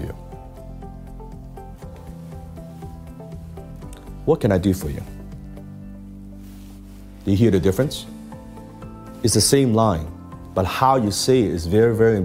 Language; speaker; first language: English; non-native, local second language; Cantonese